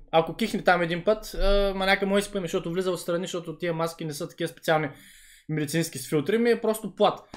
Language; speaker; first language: Bulgarian; early bilingual, other home language; Vietnamese